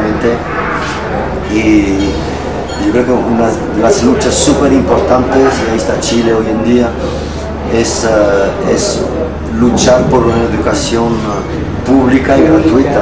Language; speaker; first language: Spanish; early bilingual, heritage; Spanish